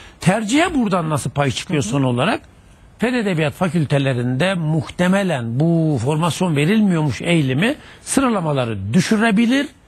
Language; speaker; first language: Turkish; native; Turkish